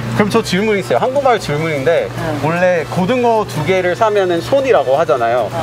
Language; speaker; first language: Korean; non-native, fluent; English